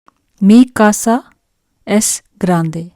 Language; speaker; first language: Spanish; non-native, fluent; Urdu